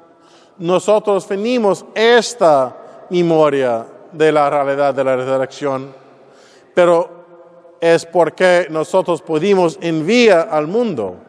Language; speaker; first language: Spanish; non-native, fluent; English